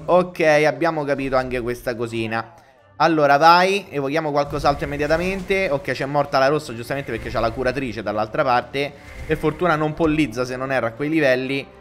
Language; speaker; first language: Italian; native; Italian